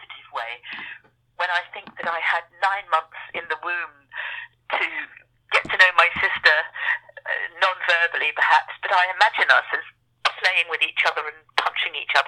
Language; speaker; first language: English; native; English